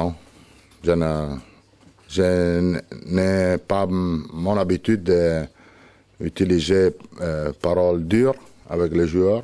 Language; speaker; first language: French; non-native, learner; Italian